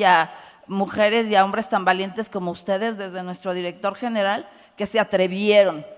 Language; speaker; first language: Spanish; native; Spanish